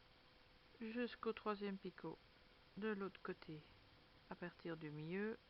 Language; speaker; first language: French; native; French